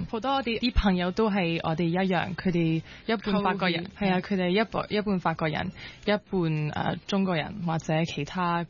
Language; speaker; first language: Cantonese; non-native, local second language; French